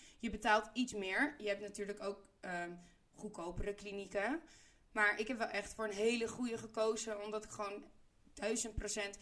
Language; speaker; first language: Dutch; native; Dutch